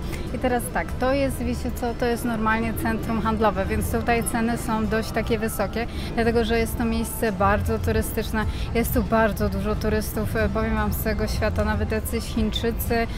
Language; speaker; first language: Polish; native; Polish